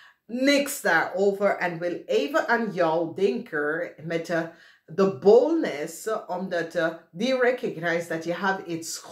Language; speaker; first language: Dutch; non-native, fluent; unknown